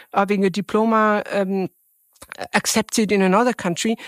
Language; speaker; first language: English; non-native, fluent; French